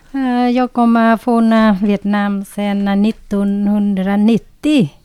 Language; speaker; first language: Swedish; non-native, learner; Vietnamese